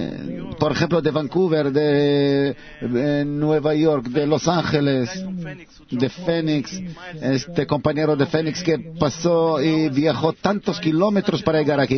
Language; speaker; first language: Spanish; non-native, learner; Hebrew